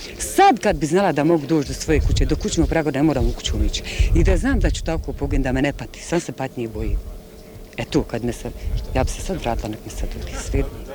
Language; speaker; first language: Serbian; native; Serbian